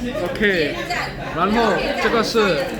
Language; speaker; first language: Chinese; non-native, learner; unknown